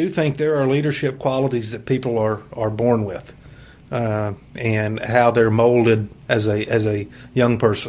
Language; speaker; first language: English; native; English